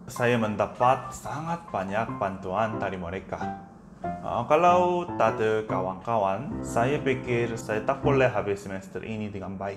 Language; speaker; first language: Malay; non-native, learner; Korean